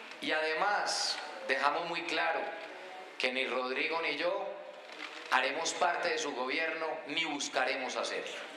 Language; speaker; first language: Spanish; native; Spanish